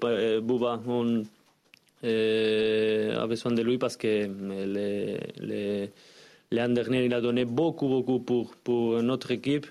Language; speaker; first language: French; non-native, learner; Spanish